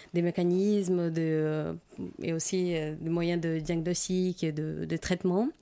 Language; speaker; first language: French; non-native, fluent; Portuguese